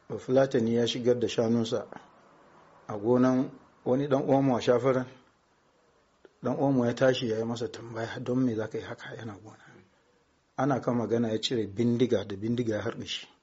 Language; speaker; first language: Hausa; non-native, local second language; Fula